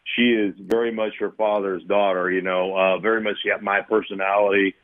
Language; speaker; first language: English; native; English